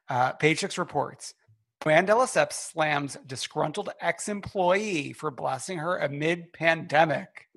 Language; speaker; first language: English; native; English